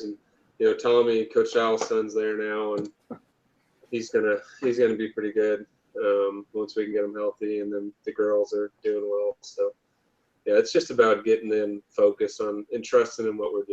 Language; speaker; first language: English; native; English